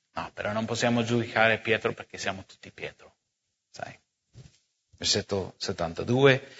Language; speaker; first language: Italian; non-native, fluent; English